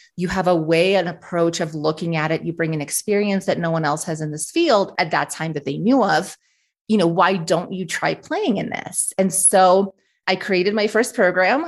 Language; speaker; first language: English; early bilingual, other home language; Russian